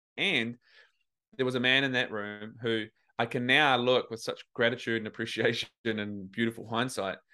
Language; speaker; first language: English; native; English